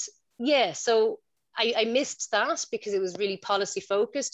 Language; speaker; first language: English; native; English